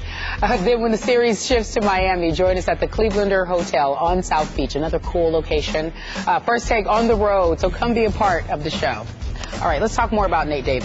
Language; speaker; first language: English; native; English